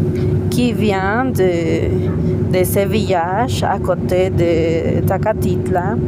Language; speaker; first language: French; non-native, learner; Spanish